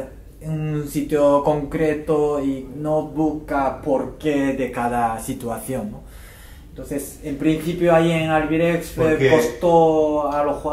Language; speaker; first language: Spanish; non-native, fluent; Japanese